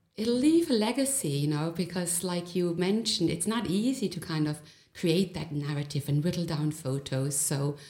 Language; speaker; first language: English; non-native, fluent; German